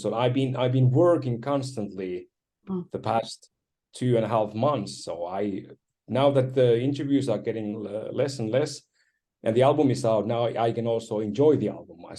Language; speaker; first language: English; non-native, fluent; Finnish